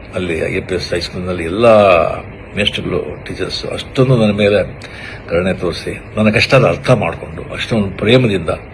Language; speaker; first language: Kannada; non-native, local second language; Marathi